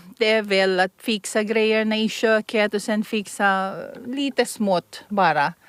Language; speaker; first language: Swedish; non-native, fluent; Filipino